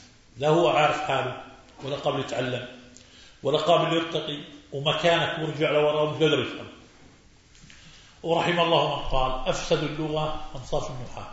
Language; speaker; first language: Arabic; native; Arabic